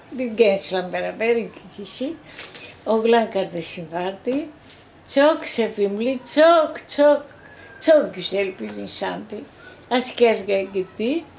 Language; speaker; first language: Turkish; non-native, local second language; Greek